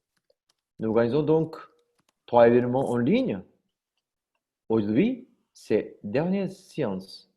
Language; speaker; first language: French; non-native, learner; Japanese